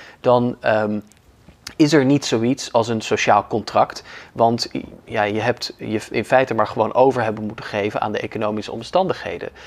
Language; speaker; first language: Dutch; native; Dutch